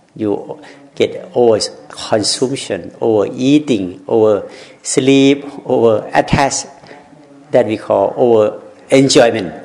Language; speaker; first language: English; non-native, learner; Thai